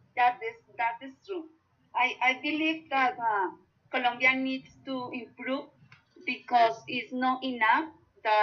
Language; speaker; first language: English; non-native, learner; Spanish